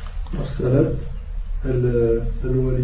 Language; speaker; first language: Arabic; non-native, learner; French